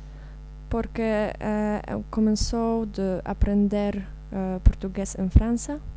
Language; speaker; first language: Portuguese; non-native, learner; Polish